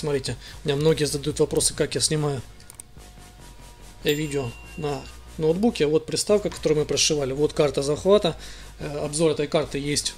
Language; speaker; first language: Russian; native; Russian